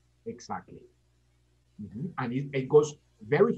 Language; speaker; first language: English; non-native, fluent; Spanish